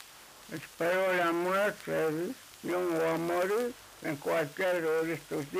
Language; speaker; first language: Spanish; non-native, local second language; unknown